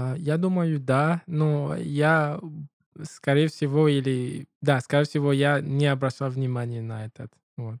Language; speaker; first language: Russian; non-native, learner; English